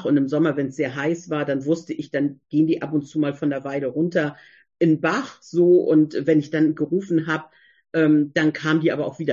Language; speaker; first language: German; native; German